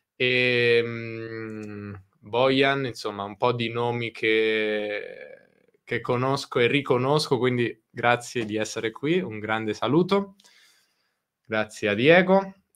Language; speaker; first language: Italian; native; Italian